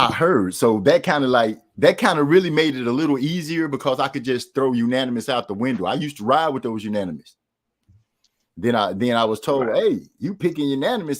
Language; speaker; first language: English; native; English